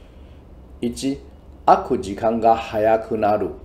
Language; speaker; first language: Japanese; non-native, fluent; Chinese